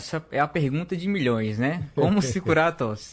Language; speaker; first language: Portuguese; native; Portuguese